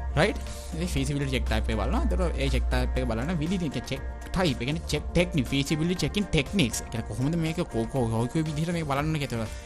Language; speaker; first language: Sinhala; native; Sinhala